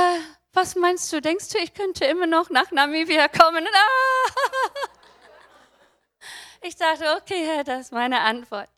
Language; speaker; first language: German; non-native, fluent; English